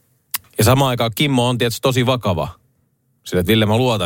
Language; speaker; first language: Finnish; native; Finnish